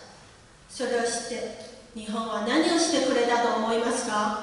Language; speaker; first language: Japanese; non-native, learner; Chinese